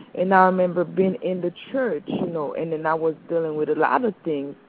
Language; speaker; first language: English; non-native, fluent; Haitian Creole